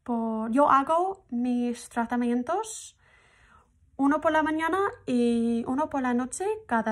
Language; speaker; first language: Spanish; non-native, fluent; English